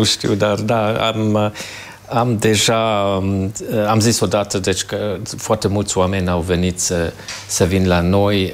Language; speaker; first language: Romanian; non-native, fluent; German